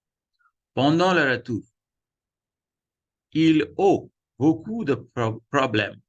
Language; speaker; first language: French; non-native, fluent; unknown